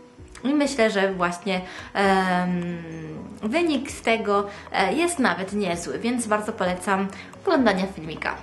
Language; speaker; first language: Polish; non-native, fluent; Italian